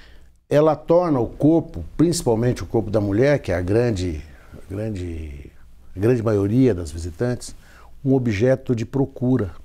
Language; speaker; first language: Portuguese; native; Portuguese